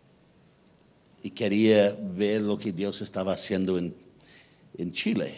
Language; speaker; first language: Spanish; non-native, fluent; English